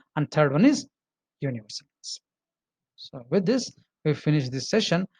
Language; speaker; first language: English; non-native, local second language; Kannada